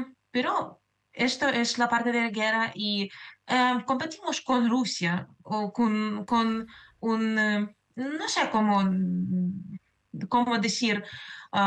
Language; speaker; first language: Spanish; non-native, fluent; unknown